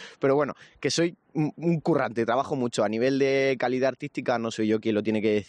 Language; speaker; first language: Spanish; native; Spanish